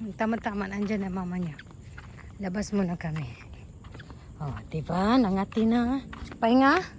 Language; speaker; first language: Filipino; non-native, local second language; Cebuano